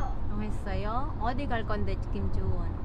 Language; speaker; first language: Korean; native; Korean